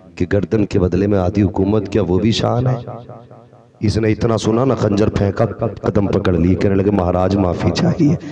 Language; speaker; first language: Urdu; native; Urdu